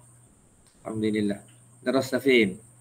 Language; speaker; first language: Arabic; non-native, fluent; Malay